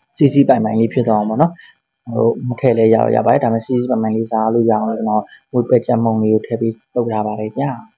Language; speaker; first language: Burmese; native; Burmese